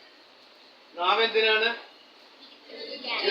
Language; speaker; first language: Malayalam; native; Malayalam